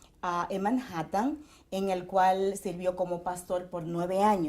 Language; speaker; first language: Spanish; native; Spanish